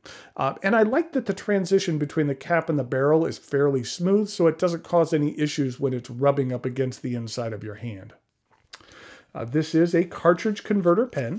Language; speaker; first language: English; native; English